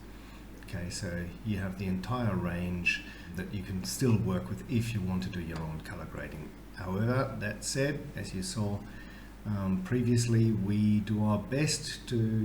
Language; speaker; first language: English; native; English